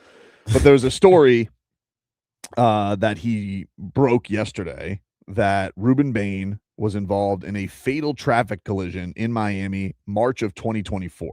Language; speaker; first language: English; native; English